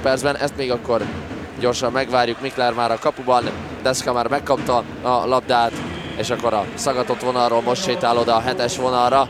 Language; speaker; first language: Hungarian; native; Hungarian